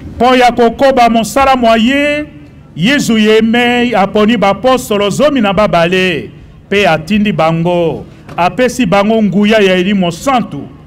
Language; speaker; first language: Lingala; native; Lingala